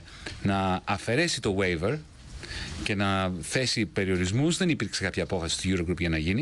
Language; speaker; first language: Greek; native; Greek